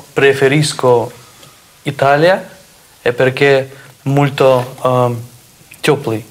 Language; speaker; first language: Italian; non-native, learner; Russian